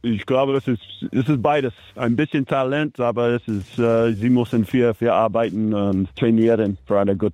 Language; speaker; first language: German; non-native, learner; English